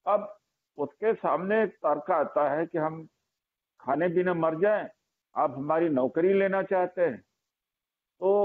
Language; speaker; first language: Hindi; native; Hindi